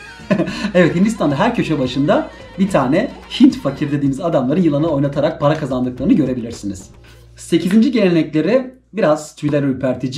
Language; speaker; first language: Turkish; native; Turkish